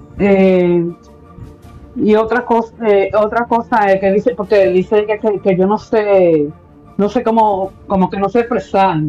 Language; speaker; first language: Spanish; native; Spanish